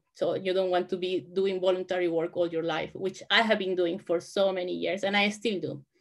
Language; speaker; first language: English; non-native, fluent; Spanish